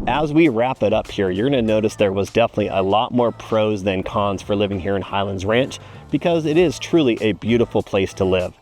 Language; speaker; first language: English; native; English